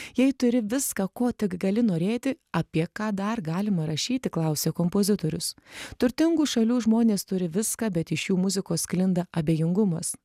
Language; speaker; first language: Lithuanian; native; Lithuanian